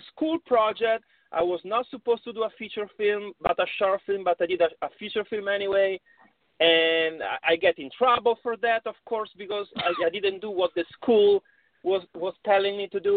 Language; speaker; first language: English; non-native, fluent; Italian